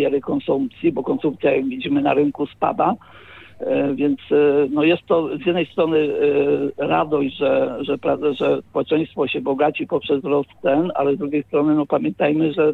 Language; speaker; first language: Polish; native; Polish